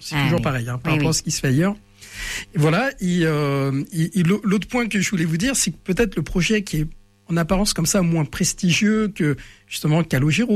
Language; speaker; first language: French; native; French